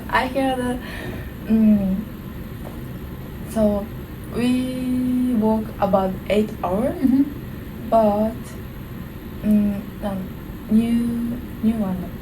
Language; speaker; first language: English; non-native, learner; Japanese